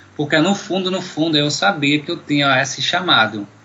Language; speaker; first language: Portuguese; non-native, fluent; Dutch